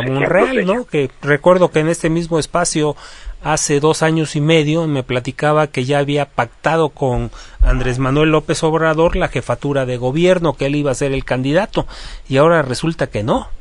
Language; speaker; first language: Spanish; native; Spanish